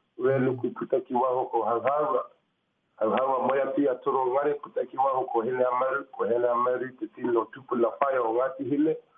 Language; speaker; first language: Māori; non-native, local second language; English